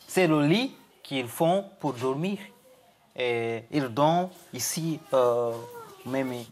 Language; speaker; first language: French; non-native, fluent; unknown